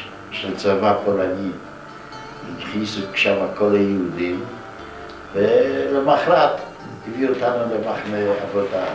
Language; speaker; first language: Hebrew; non-native, fluent; Yiddish